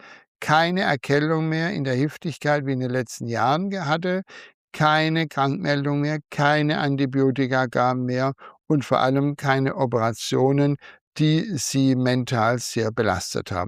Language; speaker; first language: German; native; German